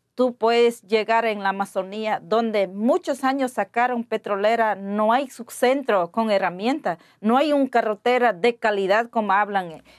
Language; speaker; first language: Spanish; non-native, local second language; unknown